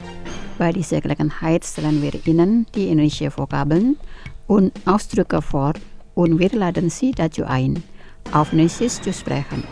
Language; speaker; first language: German; non-native, fluent; Indonesian